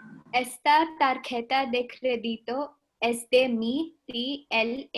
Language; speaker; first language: Spanish; non-native, learner; Telugu